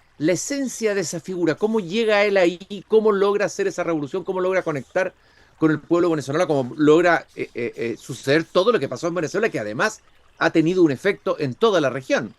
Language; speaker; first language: Spanish; native; Spanish